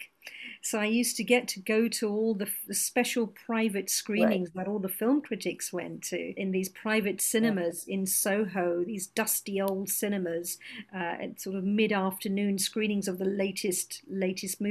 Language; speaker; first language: English; non-native, local second language; Gujarati